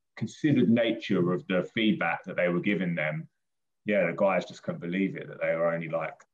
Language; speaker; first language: English; native; English